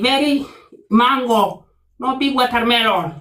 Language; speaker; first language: English; non-native, learner; Oromo